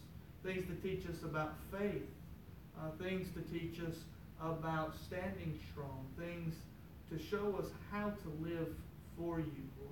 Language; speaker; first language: English; native; English